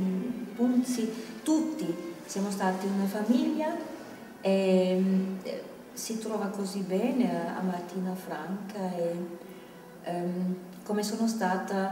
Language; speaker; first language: Italian; non-native, fluent; German